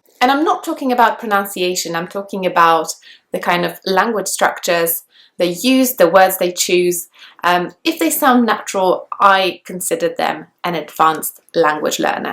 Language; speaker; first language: English; non-native, fluent; Polish